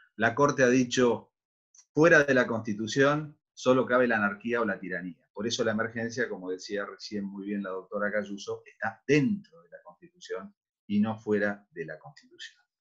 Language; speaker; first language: Spanish; native; Spanish